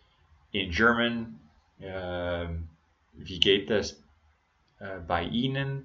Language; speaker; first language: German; non-native, learner; English